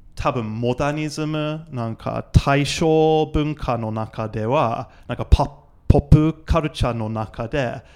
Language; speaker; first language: Japanese; non-native, fluent; English